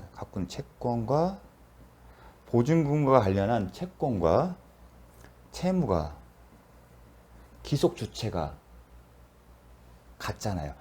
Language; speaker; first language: Korean; native; Korean